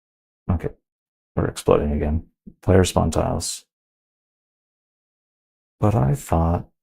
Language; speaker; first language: English; native; English